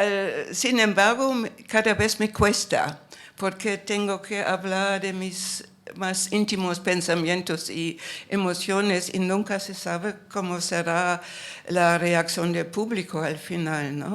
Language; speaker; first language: Spanish; non-native, fluent; German